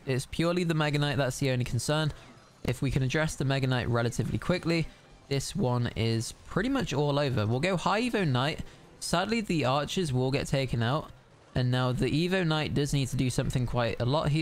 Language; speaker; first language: English; native; English